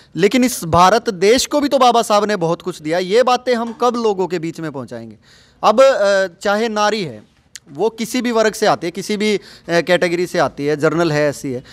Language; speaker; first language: Hindi; native; Hindi